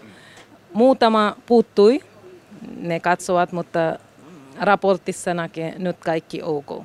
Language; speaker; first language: Finnish; non-native, learner; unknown